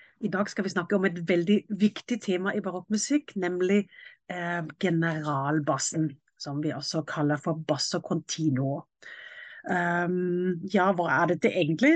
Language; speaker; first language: Norwegian; non-native, fluent; German